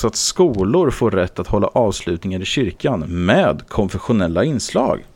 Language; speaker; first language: Swedish; native; Swedish